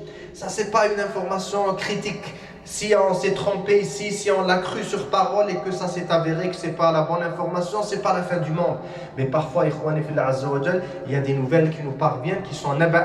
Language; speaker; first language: French; non-native, local second language; Arabic